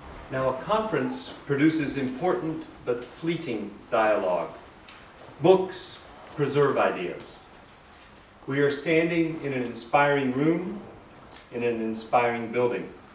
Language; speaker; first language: English; native; English